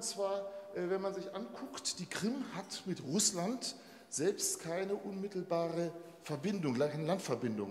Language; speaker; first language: German; native; German